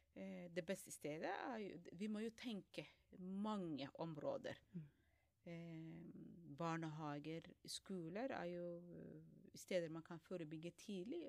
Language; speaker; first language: Norwegian; non-native, fluent; Somali